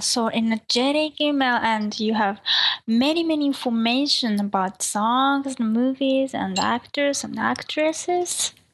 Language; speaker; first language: English; non-native, learner; Japanese